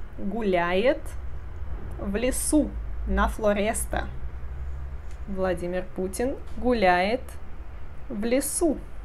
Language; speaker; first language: Russian; non-native, fluent; Portuguese